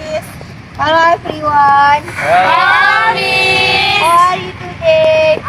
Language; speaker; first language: English; non-native, learner; Indonesian